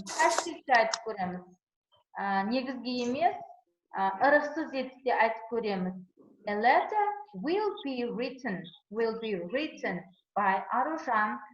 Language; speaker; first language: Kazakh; non-native, local second language; Uzbek